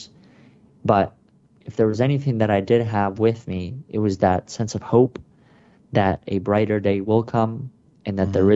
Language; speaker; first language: English; early bilingual, other home language; Russian